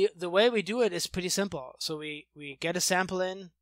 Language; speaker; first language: English; non-native, fluent; German